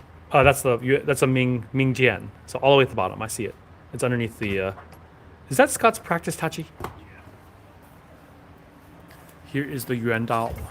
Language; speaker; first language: English; native; English